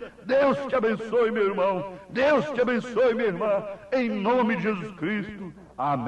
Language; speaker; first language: Portuguese; native; Portuguese